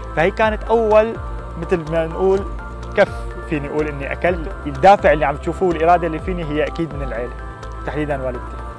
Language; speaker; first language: Arabic; native; Arabic